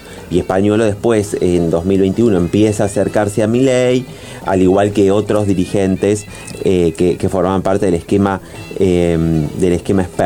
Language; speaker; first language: Spanish; native; Spanish